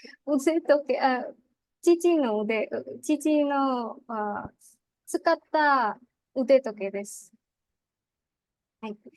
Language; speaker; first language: Japanese; non-native, learner; Bangla